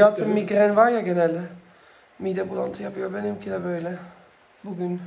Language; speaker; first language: Turkish; early bilingual, heritage; Turkish